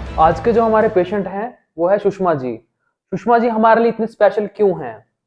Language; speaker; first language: Hindi; native; Hindi